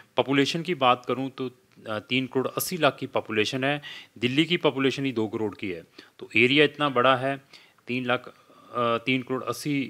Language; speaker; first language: Hindi; non-native, local second language; Punjabi